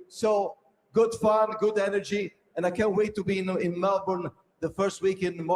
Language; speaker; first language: English; non-native, fluent; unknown